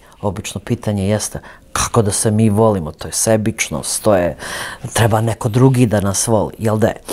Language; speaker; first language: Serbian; early bilingual, other home language; Croatian